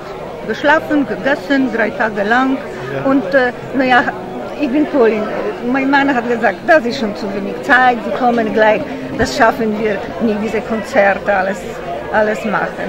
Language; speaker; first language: German; non-native, learner; Polish